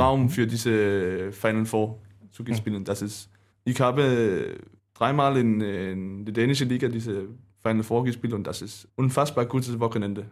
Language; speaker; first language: German; non-native, learner; Danish